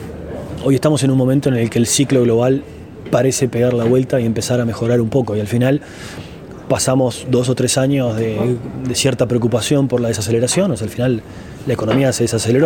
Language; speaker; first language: Spanish; native; Spanish